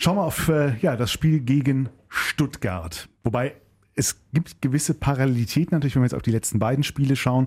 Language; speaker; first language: German; native; German